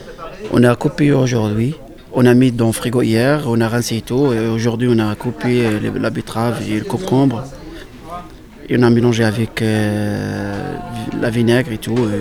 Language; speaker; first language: French; non-native, learner; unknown